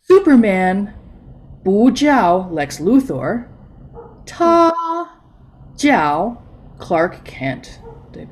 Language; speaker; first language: Chinese; non-native, fluent; English